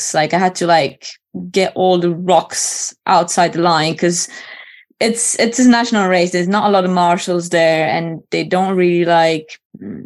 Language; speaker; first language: English; non-native, fluent; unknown